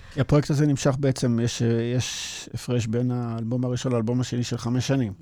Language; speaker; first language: Hebrew; native; Hebrew